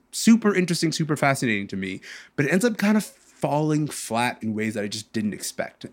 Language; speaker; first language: English; early bilingual, other home language; Arabic